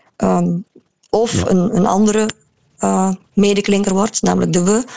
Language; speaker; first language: Dutch; native; Dutch